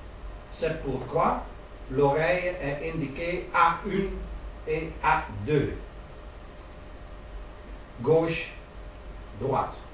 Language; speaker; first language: French; non-native, learner; Dutch